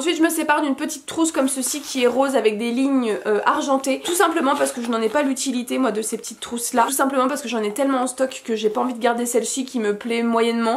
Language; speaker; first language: French; native; French